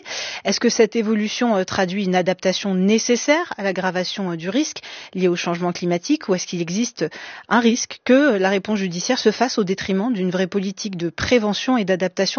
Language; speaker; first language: French; native; French